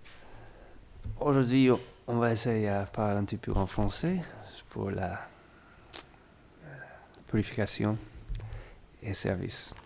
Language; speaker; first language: French; non-native, fluent; English